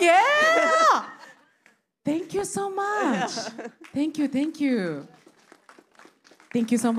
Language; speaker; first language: English; non-native, learner; Japanese